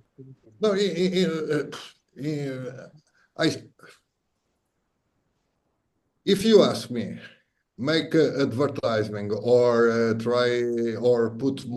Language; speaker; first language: English; non-native, fluent; Portuguese